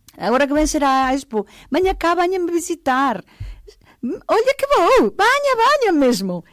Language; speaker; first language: Galician; early bilingual, other home language; Portuguese